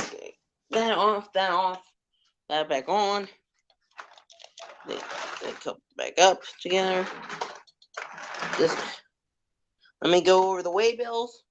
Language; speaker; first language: English; native; English